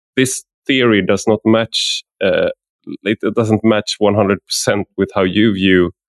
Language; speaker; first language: English; non-native, fluent; Swedish